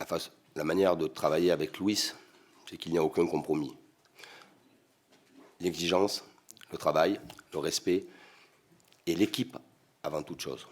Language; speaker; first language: French; native; French